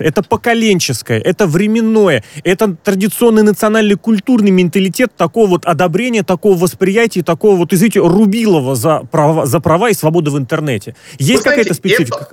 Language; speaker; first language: Russian; native; Russian